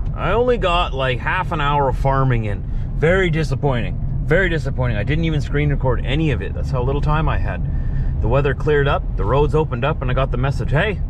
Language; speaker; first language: English; native; English